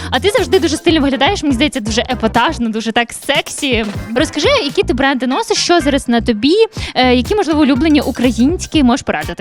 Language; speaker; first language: Ukrainian; native; Ukrainian